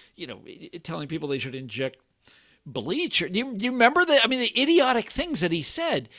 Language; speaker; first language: English; native; English